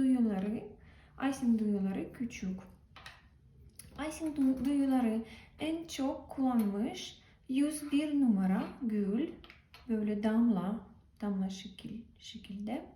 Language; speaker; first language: Turkish; non-native, learner; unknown